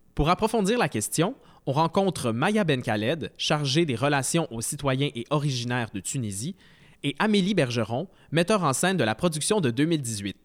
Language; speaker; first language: French; native; French